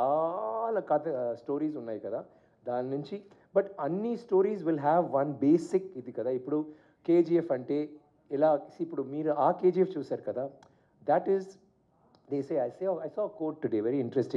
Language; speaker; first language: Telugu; non-native, learner; Tamil